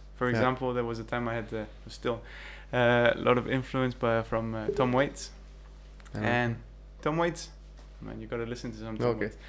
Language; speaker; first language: English; early bilingual, other home language; Greek